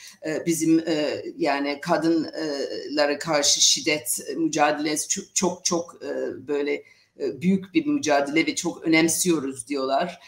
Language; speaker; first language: Turkish; non-native, fluent; English